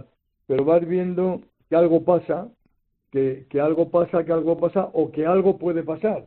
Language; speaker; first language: Spanish; native; Spanish